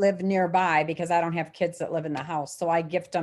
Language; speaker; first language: English; native; English